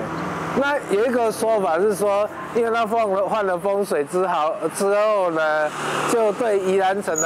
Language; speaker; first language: Chinese; native; Chinese